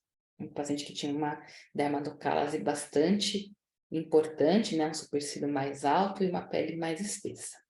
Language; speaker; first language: Portuguese; native; Portuguese